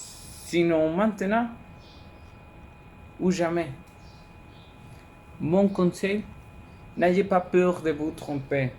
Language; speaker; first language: French; non-native, learner; Spanish